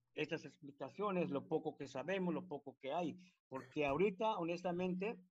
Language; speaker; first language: Spanish; native; Spanish